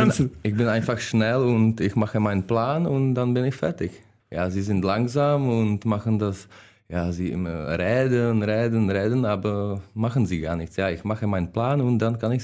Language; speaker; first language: German; non-native, learner; Czech